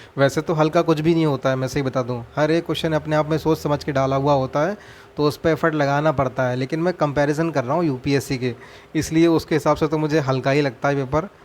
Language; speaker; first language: Hindi; native; Hindi